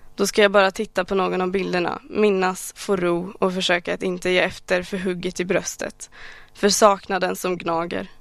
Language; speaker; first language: Swedish; early bilingual, other home language; Arabic